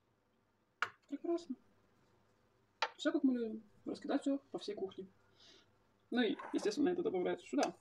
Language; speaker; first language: Russian; native; Russian